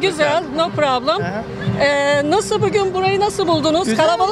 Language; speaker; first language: Turkish; native; Turkish